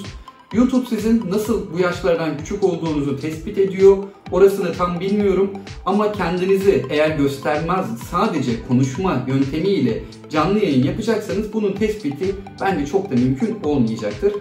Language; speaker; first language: Turkish; native; Turkish